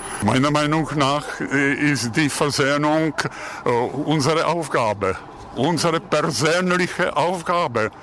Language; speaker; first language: German; non-native, fluent; Czech